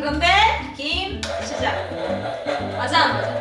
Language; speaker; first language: Korean; non-native, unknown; Russian